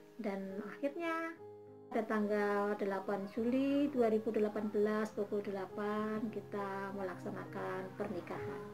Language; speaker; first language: Indonesian; native; Indonesian